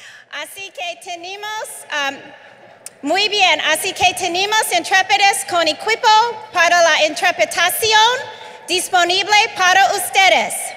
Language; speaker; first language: Spanish; non-native, learner; English